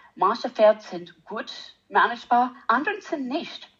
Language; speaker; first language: German; non-native, learner; English